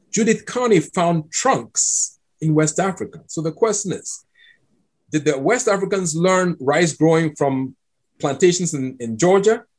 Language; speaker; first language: English; non-native, local second language; Akan